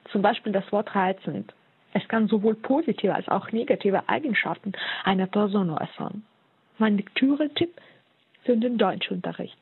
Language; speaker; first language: German; non-native, fluent; Russian